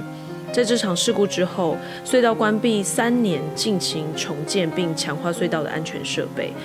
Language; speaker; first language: Chinese; native; Chinese